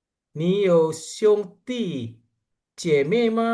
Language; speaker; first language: Chinese; non-native, learner; Indonesian